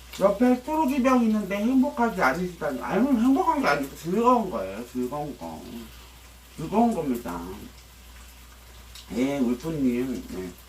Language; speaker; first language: Korean; native; Korean